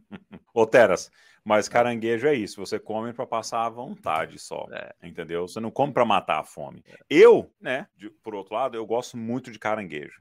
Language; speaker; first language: Portuguese; native; Portuguese